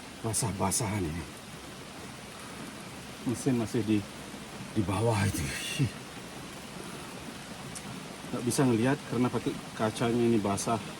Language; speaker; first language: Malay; non-native, local second language; Balinese